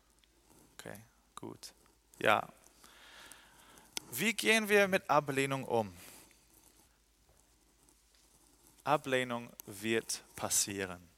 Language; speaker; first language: German; non-native, fluent; English